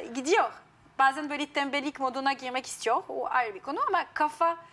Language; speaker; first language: Turkish; non-native, fluent; French